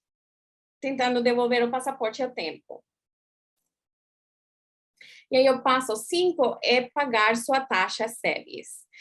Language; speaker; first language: Portuguese; non-native, fluent; English